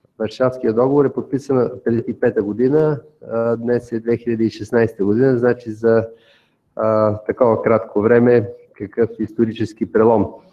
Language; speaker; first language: Bulgarian; native; Bulgarian